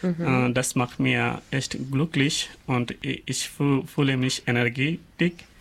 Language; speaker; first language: German; non-native, learner; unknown